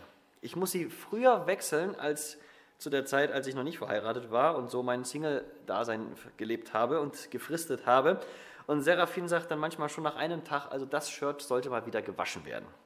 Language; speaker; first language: German; native; German